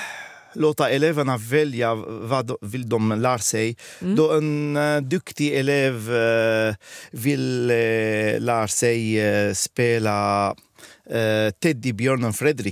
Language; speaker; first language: Swedish; non-native, fluent; Arabic